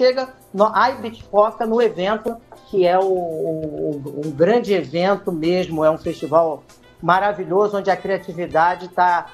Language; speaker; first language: Portuguese; native; Portuguese